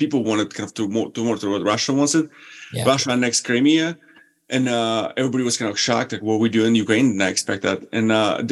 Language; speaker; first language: English; non-native, fluent; Ukrainian